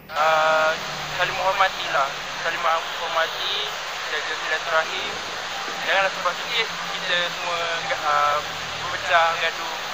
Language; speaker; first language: Malay; native; Malay